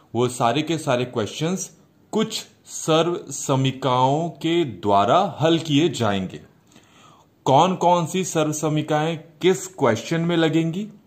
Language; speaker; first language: Hindi; native; Hindi